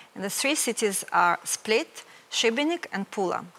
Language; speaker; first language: English; non-native, fluent; Ukrainian